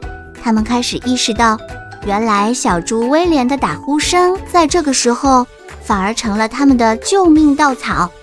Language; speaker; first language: Chinese; native; Chinese